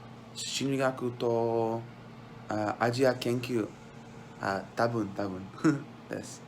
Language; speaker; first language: Japanese; non-native, learner; English